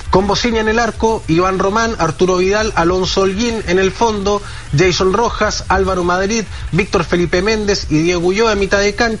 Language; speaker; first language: Spanish; native; Spanish